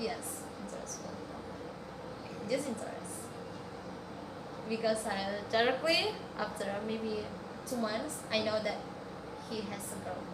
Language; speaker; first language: English; non-native, learner; Indonesian